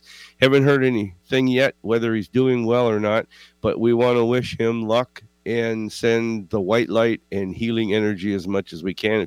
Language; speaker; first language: English; native; English